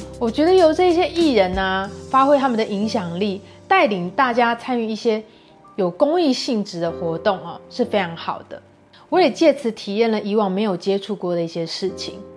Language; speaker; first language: Chinese; native; Chinese